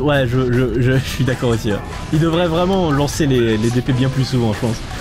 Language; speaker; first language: French; native; French